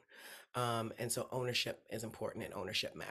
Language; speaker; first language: English; native; English